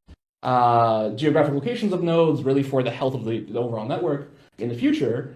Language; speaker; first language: English; native; English